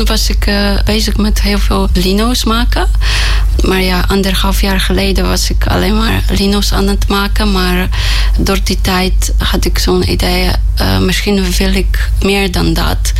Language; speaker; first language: Dutch; non-native, learner; Polish